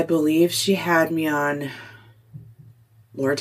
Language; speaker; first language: English; native; English